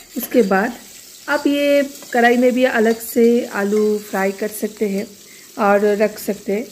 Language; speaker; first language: Hindi; non-native, local second language; Bangla